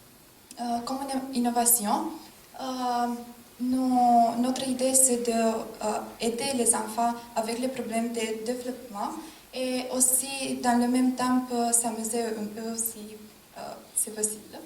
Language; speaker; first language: French; non-native, learner; Romanian